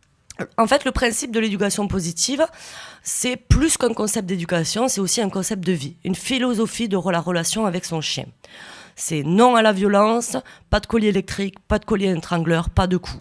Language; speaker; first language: French; native; French